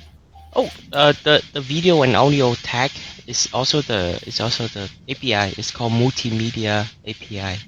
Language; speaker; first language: English; non-native, learner; Vietnamese